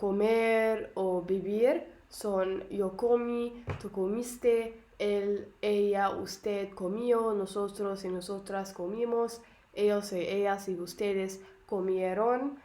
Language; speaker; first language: Spanish; non-native, learner; Arabic